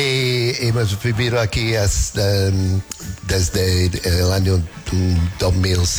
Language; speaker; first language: Spanish; non-native, learner; English